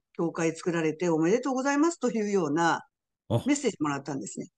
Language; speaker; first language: Japanese; native; Japanese